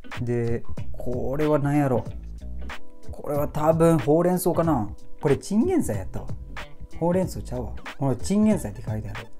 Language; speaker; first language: Japanese; non-native, fluent; Malay